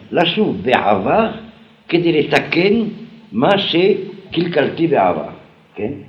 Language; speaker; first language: Hebrew; non-native, fluent; French